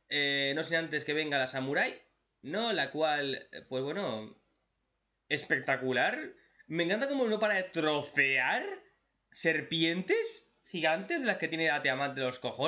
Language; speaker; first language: Spanish; native; Spanish